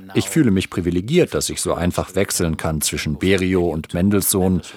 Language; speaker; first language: German; non-native, fluent; Spanish